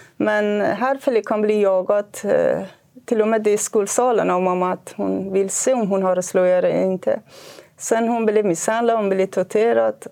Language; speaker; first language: Swedish; non-native, fluent; Kurdish